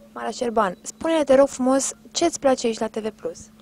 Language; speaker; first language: Romanian; native; Romanian